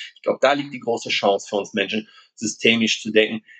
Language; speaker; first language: German; non-native, local second language; Low German